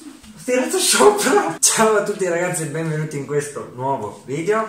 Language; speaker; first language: Italian; early bilingual, other home language; Ukrainian